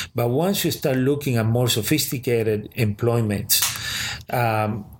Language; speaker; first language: English; early bilingual, other home language; Spanish